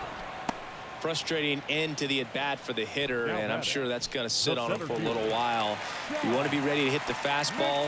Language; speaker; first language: English; native; English